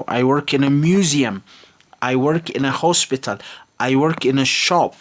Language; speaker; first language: English; non-native, fluent; Amharic